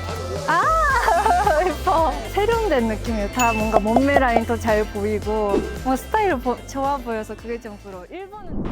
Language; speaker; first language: Korean; non-native, fluent; Japanese